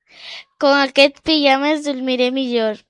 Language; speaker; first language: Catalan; non-native, learner; Spanish